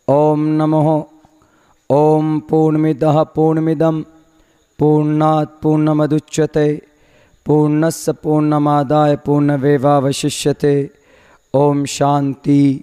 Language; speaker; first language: Hindi; native; Hindi